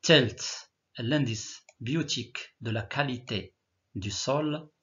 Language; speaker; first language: French; non-native, local second language; Arabic